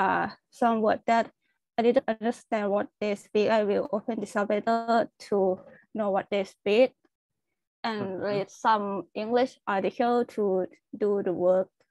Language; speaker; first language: English; non-native, learner; Thai